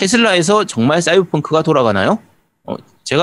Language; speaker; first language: Korean; native; Korean